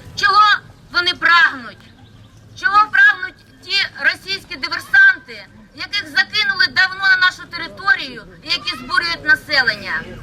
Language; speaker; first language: Ukrainian; native; Ukrainian